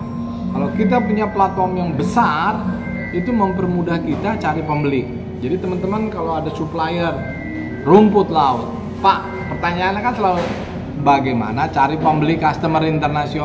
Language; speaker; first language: Indonesian; native; Indonesian